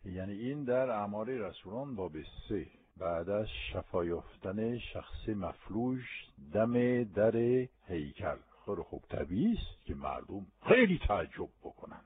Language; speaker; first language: Persian; non-native, fluent; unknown